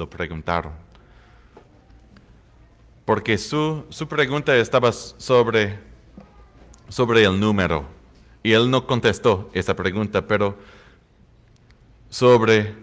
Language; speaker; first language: Spanish; non-native, fluent; English